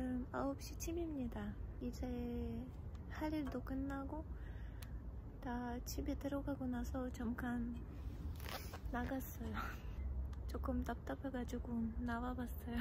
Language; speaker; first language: Korean; non-native, fluent; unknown